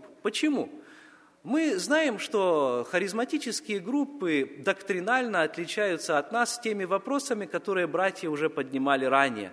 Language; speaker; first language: Russian; native; Russian